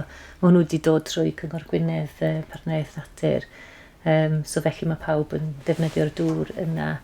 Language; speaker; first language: Welsh; native; Welsh